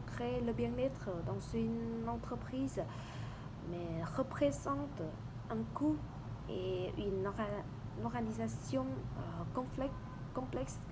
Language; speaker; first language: French; non-native, learner; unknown